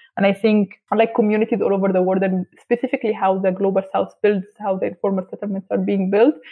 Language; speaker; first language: English; non-native, fluent; Arabic